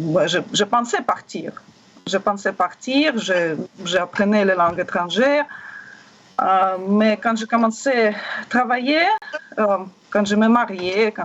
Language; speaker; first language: French; non-native, learner; Russian